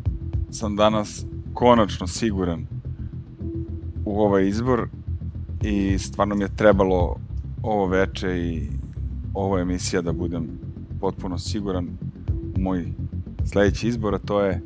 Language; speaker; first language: Serbian; native; Serbian